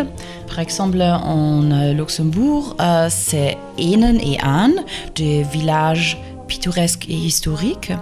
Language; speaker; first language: French; non-native, fluent; German